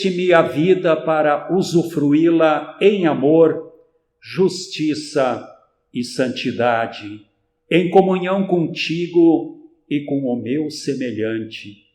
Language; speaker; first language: Portuguese; native; Portuguese